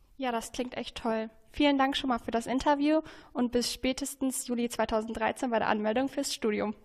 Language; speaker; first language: German; native; German